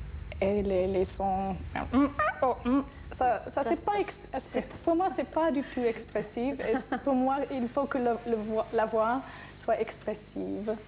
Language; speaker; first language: French; non-native, fluent; English